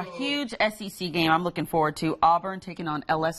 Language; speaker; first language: English; native; English